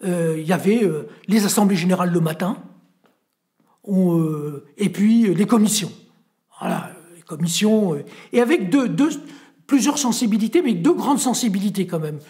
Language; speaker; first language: French; native; French